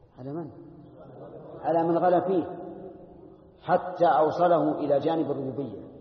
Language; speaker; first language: Arabic; native; Arabic